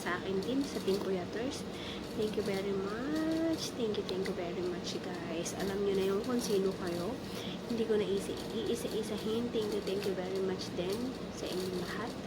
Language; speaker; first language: Filipino; non-native, local second language; Bikol